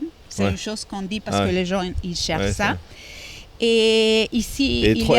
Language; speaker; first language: French; non-native, fluent; Spanish